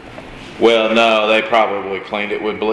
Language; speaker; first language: English; native; English